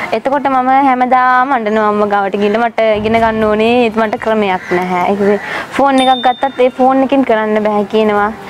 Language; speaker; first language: Sinhala; non-native, local second language; Tamil